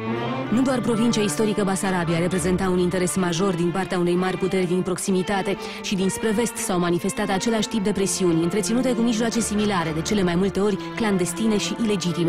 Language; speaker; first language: Romanian; native; Romanian